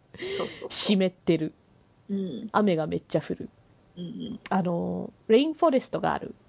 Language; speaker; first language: Japanese; early bilingual, heritage; Japanese